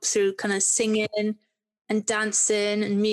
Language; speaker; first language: English; native; English